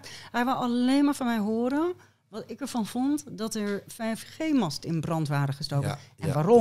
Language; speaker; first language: Dutch; native; Dutch